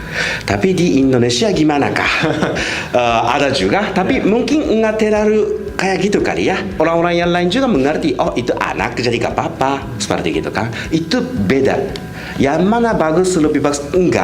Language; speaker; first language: Indonesian; non-native, fluent; Japanese